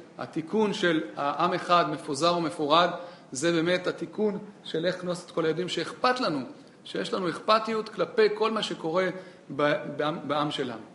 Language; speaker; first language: Hebrew; native; Hebrew